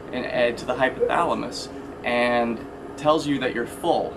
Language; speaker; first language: English; native; English